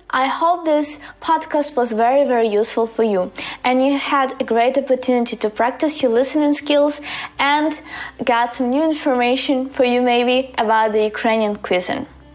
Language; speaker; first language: English; non-native, fluent; Ukrainian